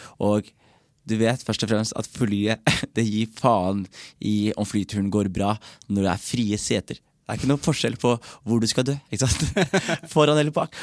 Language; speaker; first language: Norwegian; early bilingual, other home language; Somali